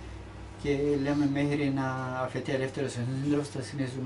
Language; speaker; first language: Greek; non-native, learner; Turkish